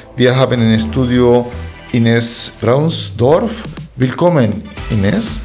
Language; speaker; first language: German; non-native, fluent; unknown